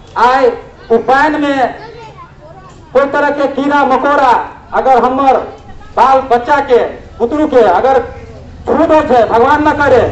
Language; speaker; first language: Maithili; native; Maithili